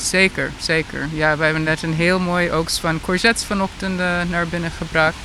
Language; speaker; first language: Dutch; non-native, fluent; English